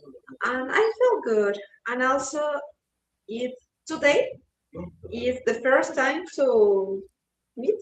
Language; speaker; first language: English; non-native, learner; Spanish